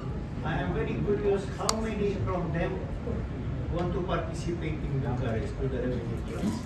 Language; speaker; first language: English; non-native, learner; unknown